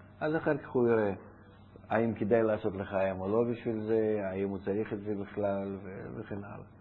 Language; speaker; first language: Hebrew; non-native, fluent; Russian